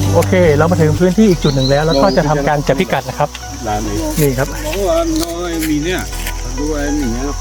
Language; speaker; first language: Thai; native; Thai